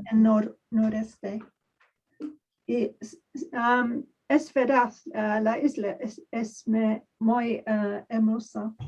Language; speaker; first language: Spanish; non-native, learner; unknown